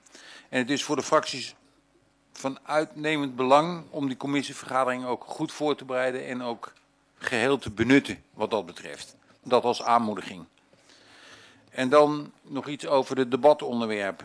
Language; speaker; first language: Dutch; native; Dutch